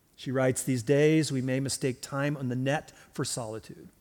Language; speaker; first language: English; early bilingual, other home language; Swedish